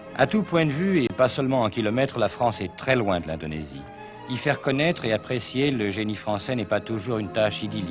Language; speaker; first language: French; native; French